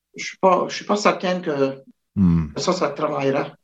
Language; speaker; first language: French; native; French